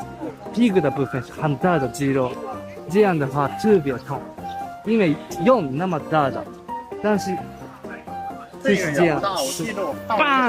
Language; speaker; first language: Chinese; non-native, learner; Japanese